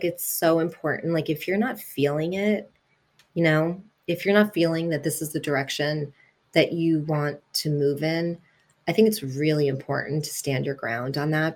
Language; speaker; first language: English; early bilingual, other home language; Italian